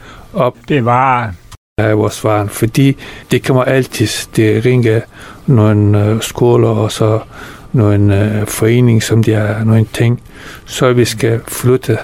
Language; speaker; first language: Danish; non-native, fluent; Persian